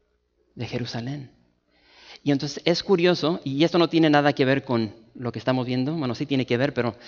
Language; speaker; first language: Spanish; native; Spanish